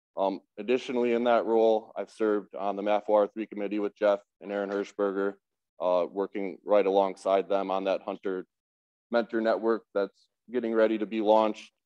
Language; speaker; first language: English; native; English